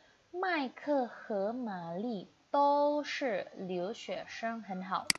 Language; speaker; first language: Chinese; non-native, fluent; Indonesian